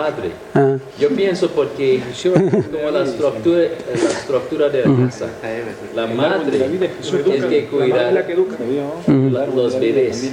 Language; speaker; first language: Spanish; non-native, fluent; English